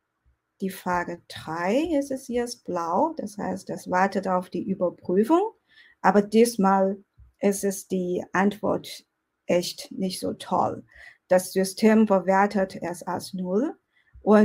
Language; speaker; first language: German; non-native, fluent; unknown